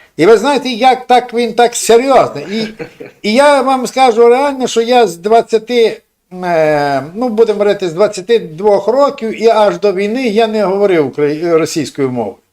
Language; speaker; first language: Ukrainian; native; Ukrainian